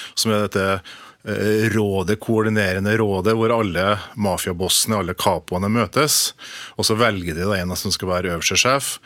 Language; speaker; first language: Norwegian; native; Norwegian